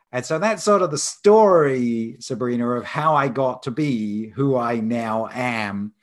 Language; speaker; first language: English; native; English